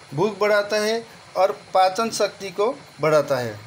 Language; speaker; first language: Hindi; non-native, local second language; Assamese